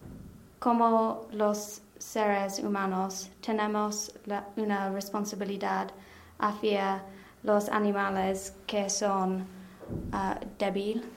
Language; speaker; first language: Spanish; non-native, learner; English